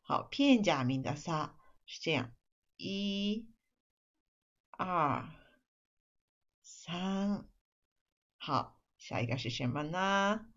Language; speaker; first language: Chinese; non-native, fluent; Japanese